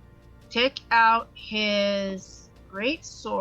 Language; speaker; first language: English; native; English